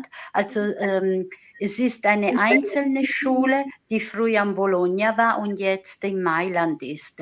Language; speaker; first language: German; non-native, fluent; Italian